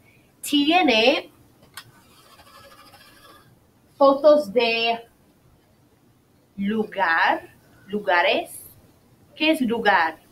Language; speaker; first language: Spanish; non-native, fluent; English